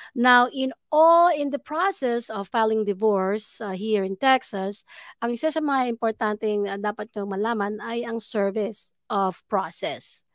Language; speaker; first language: Filipino; native; Filipino